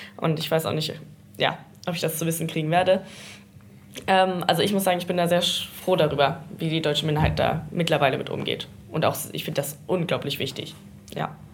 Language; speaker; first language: German; early bilingual, heritage; Danish